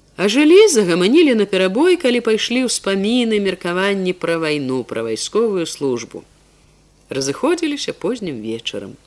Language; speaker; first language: Belarusian; native; Belarusian